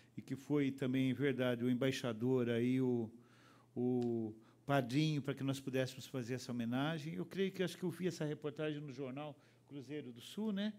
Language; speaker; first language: Portuguese; native; Portuguese